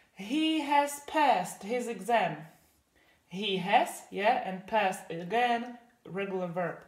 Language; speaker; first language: English; non-native, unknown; Czech